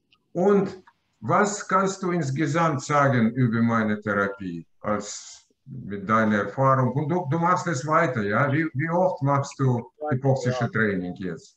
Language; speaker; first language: German; non-native, learner; Russian